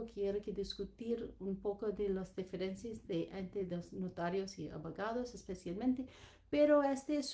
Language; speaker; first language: Spanish; non-native, learner; English